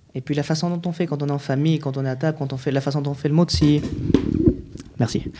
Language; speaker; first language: French; native; French